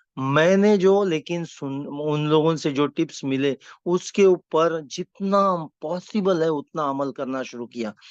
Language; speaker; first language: Hindi; non-native, local second language; Marathi